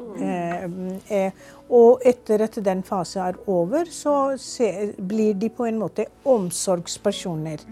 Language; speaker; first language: Norwegian; non-native, fluent; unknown